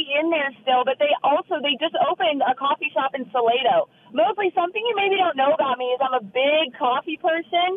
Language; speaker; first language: English; native; English